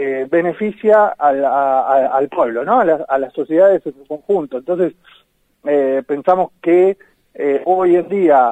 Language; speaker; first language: Spanish; native; Spanish